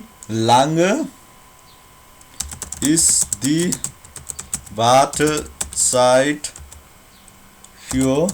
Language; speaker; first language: German; non-native, learner; Nepali